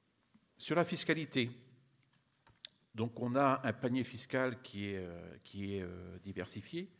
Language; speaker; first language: French; native; French